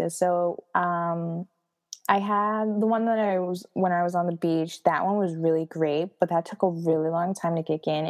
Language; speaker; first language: English; non-native, fluent; Haitian Creole